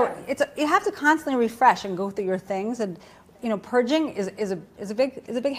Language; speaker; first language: English; native; English